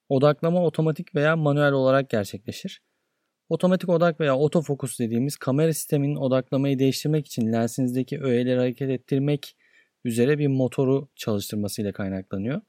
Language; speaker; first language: Turkish; native; Turkish